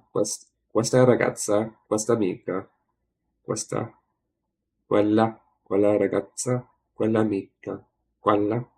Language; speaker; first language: Italian; non-native, learner; English